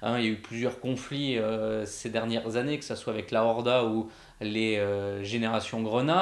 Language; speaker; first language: French; native; French